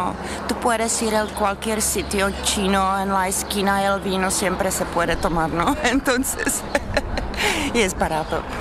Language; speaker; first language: Spanish; non-native, fluent; Czech